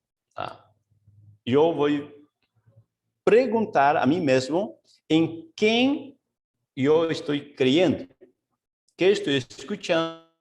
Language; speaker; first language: Portuguese; non-native, fluent; Spanish